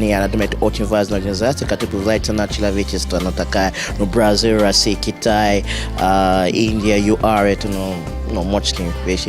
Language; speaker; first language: Russian; non-native, learner; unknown